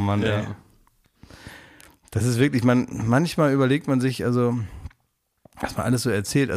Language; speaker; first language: German; native; German